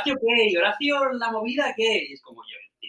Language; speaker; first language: Spanish; native; Spanish